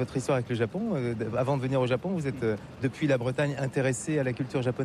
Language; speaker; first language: French; native; French